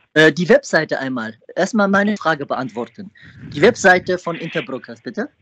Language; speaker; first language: German; native; German